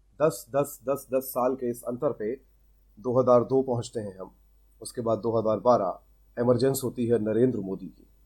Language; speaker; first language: Hindi; native; Hindi